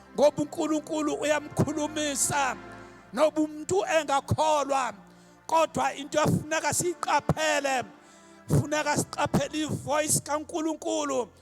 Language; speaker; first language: Zulu; non-native, local second language; Xhosa